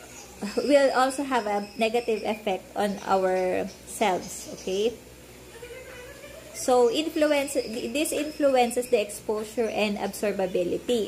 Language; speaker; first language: English; non-native, local second language; Filipino